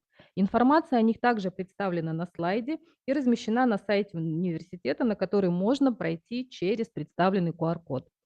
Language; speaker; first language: Russian; native; Russian